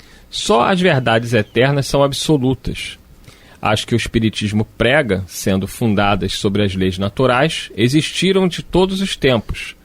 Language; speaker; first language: Portuguese; native; Portuguese